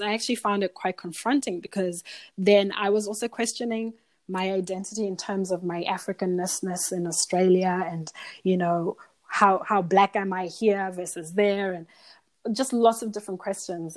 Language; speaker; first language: English; non-native, local second language; Shona